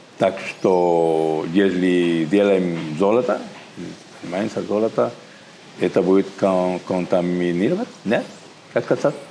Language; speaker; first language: Russian; non-native, learner; Spanish